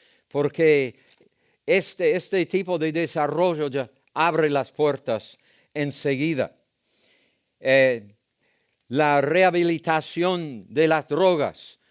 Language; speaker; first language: Spanish; non-native, fluent; English